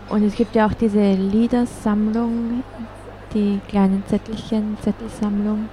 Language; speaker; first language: German; native; German